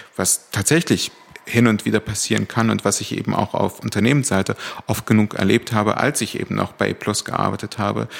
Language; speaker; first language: German; native; German